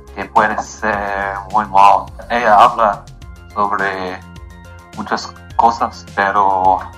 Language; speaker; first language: Spanish; non-native, learner; English